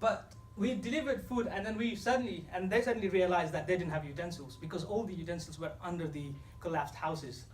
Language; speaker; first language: English; non-native, fluent; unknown